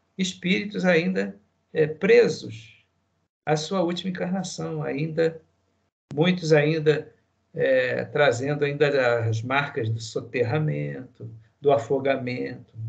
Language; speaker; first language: Portuguese; native; Portuguese